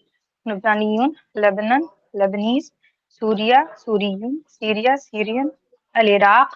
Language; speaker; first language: Arabic; non-native, learner; Urdu